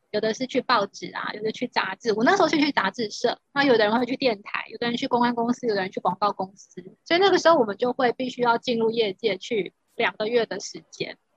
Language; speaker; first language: Chinese; native; Chinese